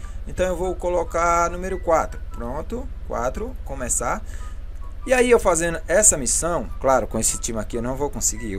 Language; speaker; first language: Portuguese; native; Portuguese